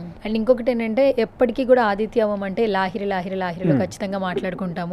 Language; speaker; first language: Telugu; native; Telugu